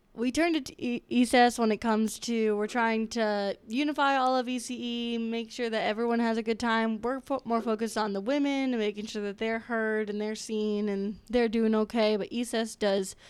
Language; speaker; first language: English; native; English